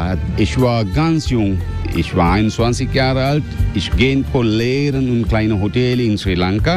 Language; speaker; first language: German; non-native, learner; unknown